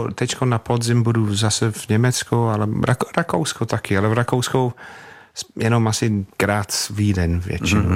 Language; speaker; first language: Czech; non-native, fluent; English